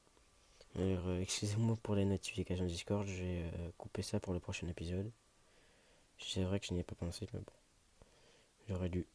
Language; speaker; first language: French; native; French